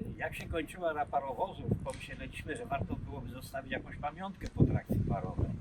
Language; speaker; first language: Polish; native; Polish